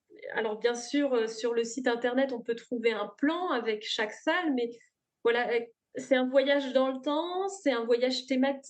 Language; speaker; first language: French; native; French